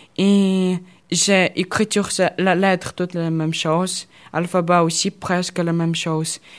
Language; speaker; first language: French; non-native, learner; Russian